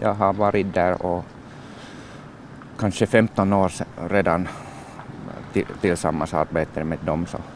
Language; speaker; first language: Swedish; non-native, learner; Finnish